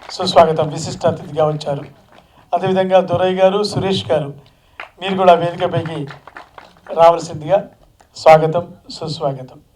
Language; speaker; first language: Telugu; native; Telugu